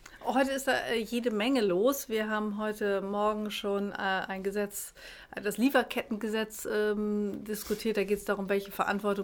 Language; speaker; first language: German; native; German